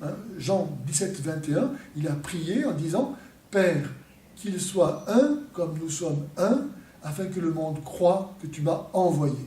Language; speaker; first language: French; native; French